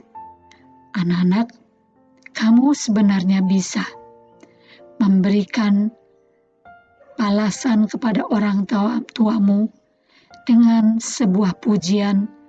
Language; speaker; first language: Indonesian; native; Indonesian